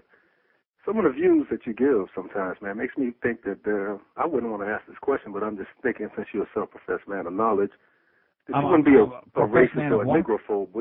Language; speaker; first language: English; native; English